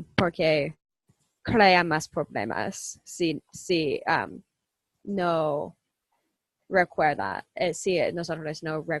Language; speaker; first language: Spanish; non-native, learner; English